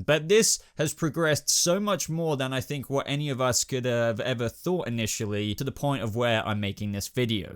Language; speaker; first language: English; native; English